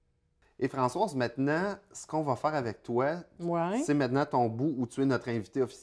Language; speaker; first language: French; native; French